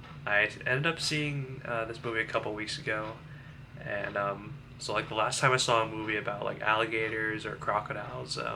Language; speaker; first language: English; native; English